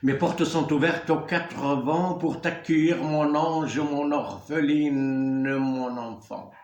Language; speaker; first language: French; non-native, local second language; Arabic